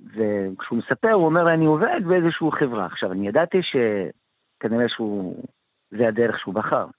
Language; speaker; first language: Hebrew; non-native, local second language; Arabic